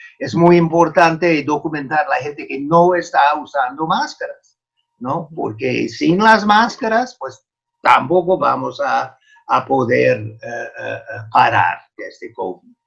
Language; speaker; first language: Spanish; non-native, fluent; English